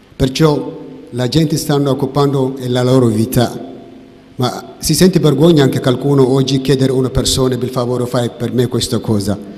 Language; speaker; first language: Italian; non-native, learner; Tigrinya